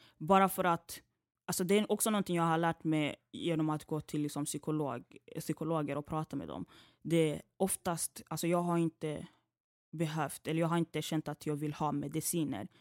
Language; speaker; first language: Swedish; early bilingual, other home language; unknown